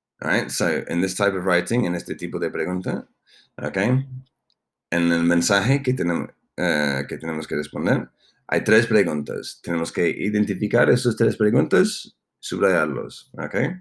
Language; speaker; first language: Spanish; non-native, fluent; English